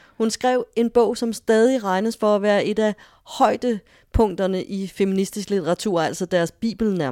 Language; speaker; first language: Danish; native; Danish